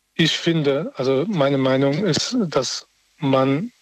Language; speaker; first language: German; native; German